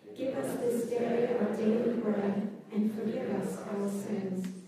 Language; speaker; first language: English; non-native, local second language; Cantonese